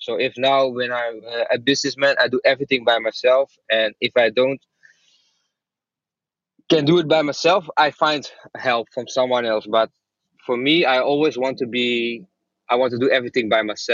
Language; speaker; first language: English; non-native, fluent; Dutch